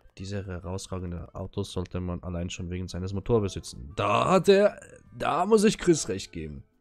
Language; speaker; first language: German; native; German